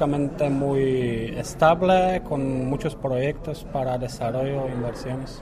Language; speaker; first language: Spanish; non-native, fluent; Czech